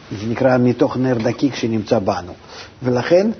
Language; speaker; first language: Hebrew; non-native, fluent; Russian